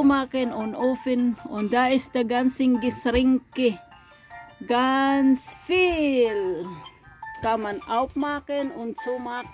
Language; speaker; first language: German; non-native, learner; Filipino